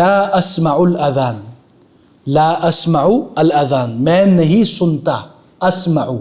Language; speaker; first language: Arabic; non-native, fluent; Urdu